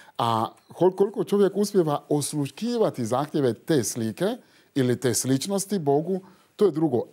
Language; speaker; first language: Croatian; non-native, fluent; Fon